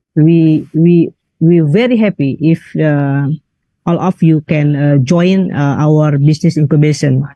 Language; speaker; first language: English; non-native, learner; Indonesian